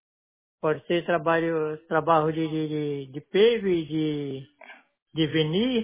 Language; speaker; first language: Spanish; non-native, learner; Portuguese